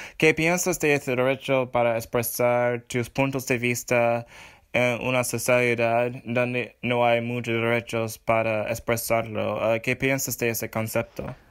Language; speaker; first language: Spanish; non-native, learner; English